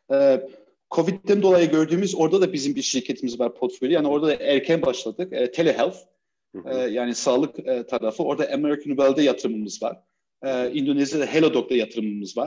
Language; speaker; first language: Turkish; early bilingual, heritage; Turkish